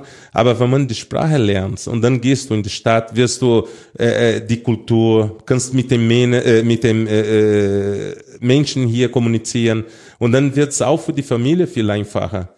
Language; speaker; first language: German; non-native, fluent; Portuguese